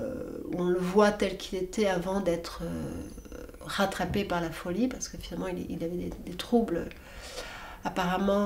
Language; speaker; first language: French; native; French